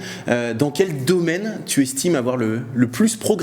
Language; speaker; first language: French; native; French